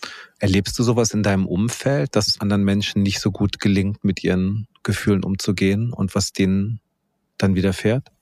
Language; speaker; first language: German; native; German